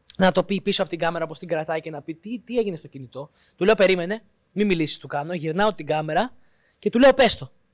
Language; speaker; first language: Greek; native; Greek